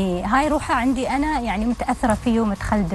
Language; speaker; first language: Arabic; native; Arabic